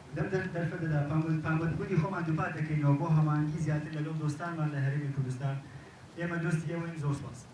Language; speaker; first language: Central Kurdish; non-native, learner; Korean